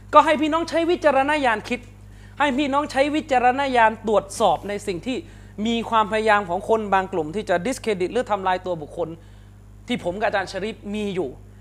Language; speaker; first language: Thai; native; Thai